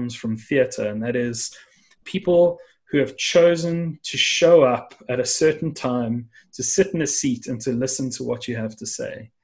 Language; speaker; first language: English; native; English